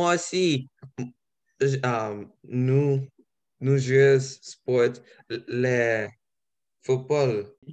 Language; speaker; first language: French; non-native, learner; English